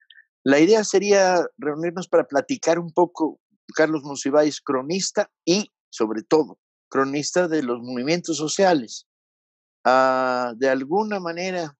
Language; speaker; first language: Spanish; native; Spanish